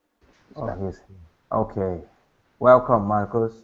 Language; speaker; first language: English; non-native, learner; Portuguese